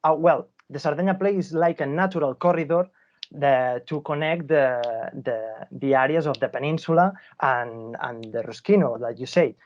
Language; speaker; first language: English; non-native, fluent; Catalan